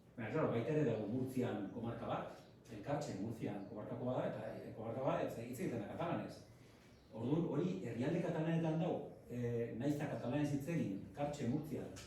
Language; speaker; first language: Basque; non-native, fluent; Catalan